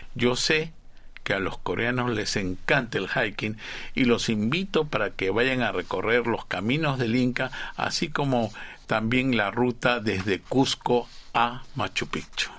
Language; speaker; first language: Spanish; native; Spanish